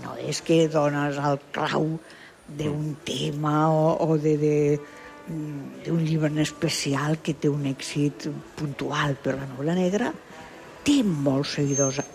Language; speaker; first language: Catalan; non-native, local second language; Spanish